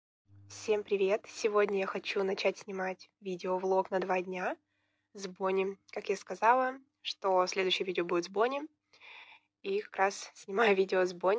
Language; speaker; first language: Russian; native; Russian